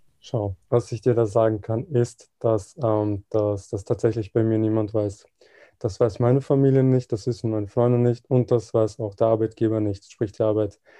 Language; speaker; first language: German; early bilingual, other home language; Serbian